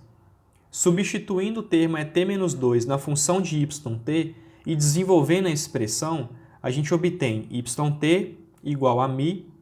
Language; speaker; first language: Portuguese; native; Portuguese